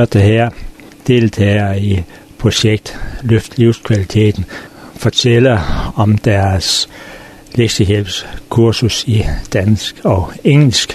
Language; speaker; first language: Danish; native; Danish